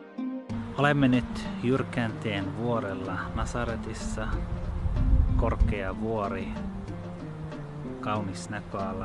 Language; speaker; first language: Finnish; non-native, fluent; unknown